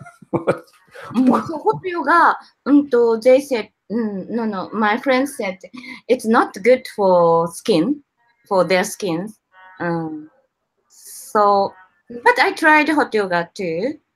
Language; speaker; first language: English; non-native, learner; Japanese